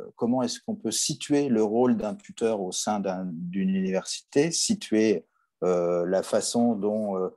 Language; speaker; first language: French; native; French